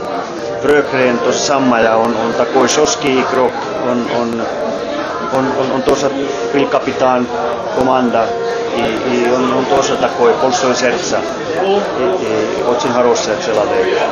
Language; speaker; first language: Russian; non-native, learner; Finnish